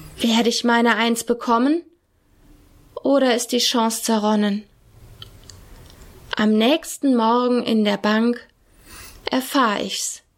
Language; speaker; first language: German; native; German